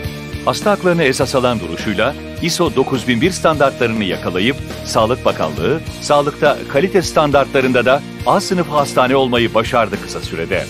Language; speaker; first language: Turkish; native; Turkish